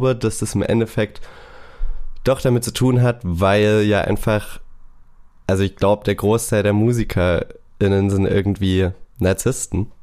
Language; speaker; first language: German; native; German